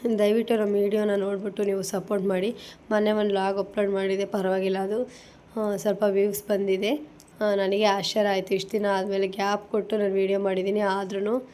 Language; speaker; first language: Kannada; native; Kannada